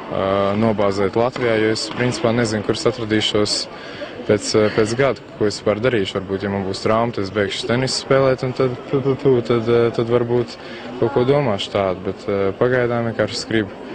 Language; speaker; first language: Latvian; native; Latvian